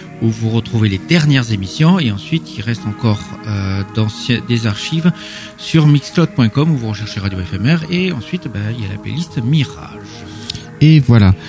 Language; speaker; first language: French; native; French